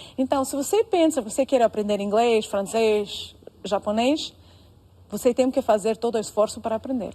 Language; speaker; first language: Portuguese; non-native, fluent; Russian